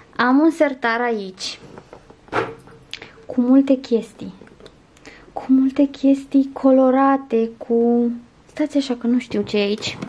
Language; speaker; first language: Romanian; native; Romanian